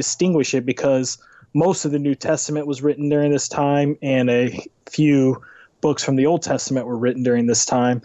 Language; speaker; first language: English; native; English